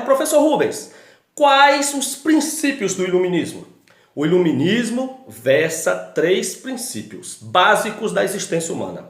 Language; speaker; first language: Portuguese; native; Portuguese